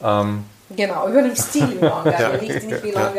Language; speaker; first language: German; non-native, fluent; Serbian